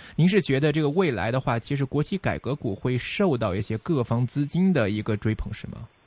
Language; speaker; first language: Chinese; non-native, local second language; Cantonese